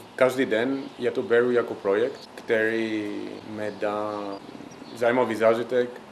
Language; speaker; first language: Czech; non-native, learner; Greek